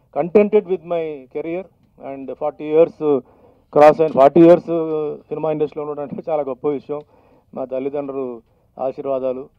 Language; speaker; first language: Telugu; non-native, local second language; Tamil